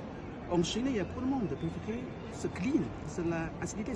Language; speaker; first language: French; non-native, learner; Chinese